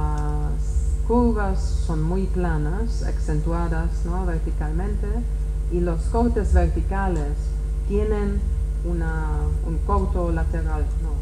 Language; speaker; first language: Spanish; non-native, fluent; Czech